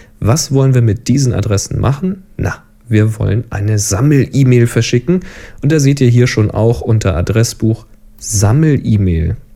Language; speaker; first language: German; native; German